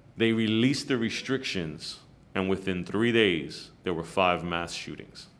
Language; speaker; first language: English; early bilingual, other home language; Spanish